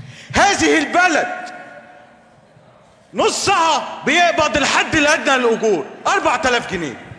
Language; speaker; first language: Arabic; native; Arabic